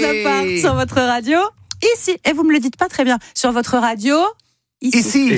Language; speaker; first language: French; native; French